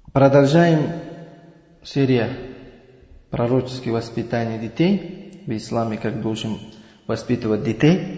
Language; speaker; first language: Russian; non-native, learner; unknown